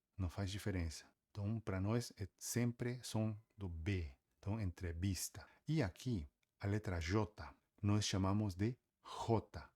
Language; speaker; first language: Portuguese; native; Portuguese